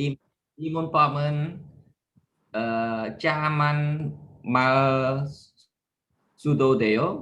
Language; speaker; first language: Korean; non-native, learner; Khmer